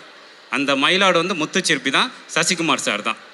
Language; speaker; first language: Tamil; native; Tamil